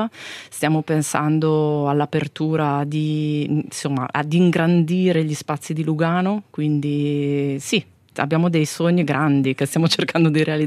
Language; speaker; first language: Italian; native; Italian